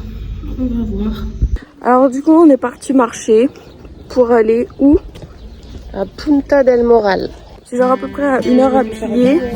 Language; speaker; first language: French; native; French